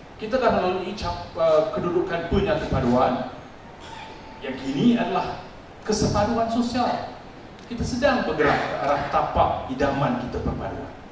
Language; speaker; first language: Malay; non-native, local second language; Tamil